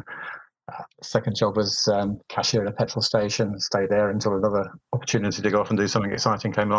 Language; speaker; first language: English; native; English